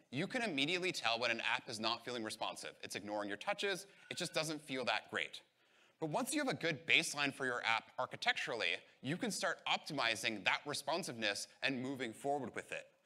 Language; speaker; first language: English; native; English